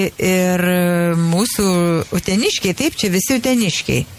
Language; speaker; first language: Lithuanian; native; Lithuanian